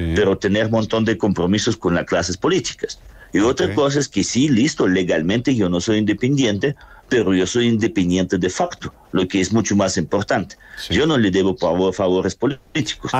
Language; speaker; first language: Spanish; non-native, fluent; Russian